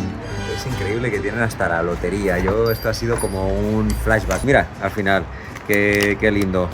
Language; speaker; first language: Spanish; native; Spanish